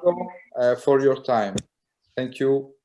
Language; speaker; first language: English; non-native, learner; Italian